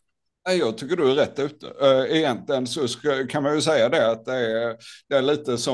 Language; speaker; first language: Swedish; native; Swedish